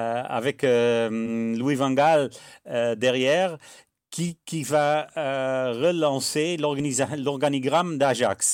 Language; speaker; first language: French; non-native, fluent; Dutch